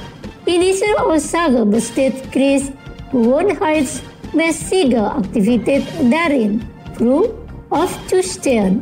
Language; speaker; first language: German; non-native, fluent; Indonesian